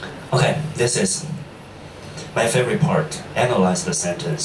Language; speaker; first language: English; non-native, fluent; Chinese